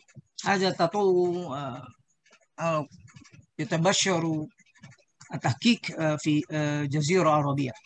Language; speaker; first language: Arabic; non-native, learner; Indonesian